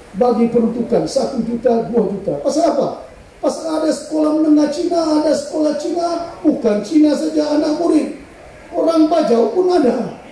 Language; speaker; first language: Malay; non-native, local second language; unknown